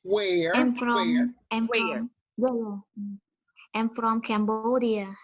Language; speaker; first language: English; non-native, learner; Khmer